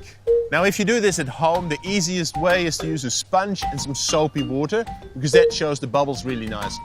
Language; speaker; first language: English; native; English